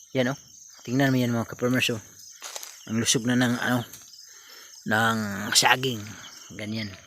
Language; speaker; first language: Filipino; non-native, local second language; Cebuano